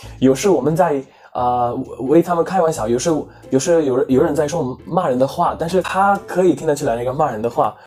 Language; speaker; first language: Chinese; non-native, fluent; Hindi